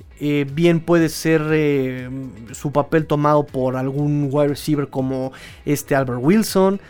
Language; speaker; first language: Spanish; native; Spanish